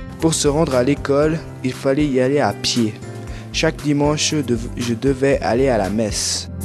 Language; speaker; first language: French; early bilingual, other home language; Portuguese